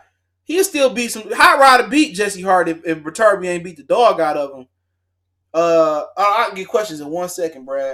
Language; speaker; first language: English; native; English